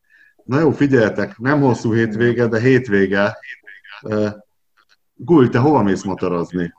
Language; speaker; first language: Hungarian; native; Hungarian